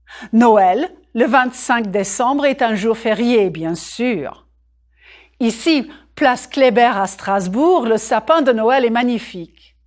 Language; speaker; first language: French; non-native, fluent; English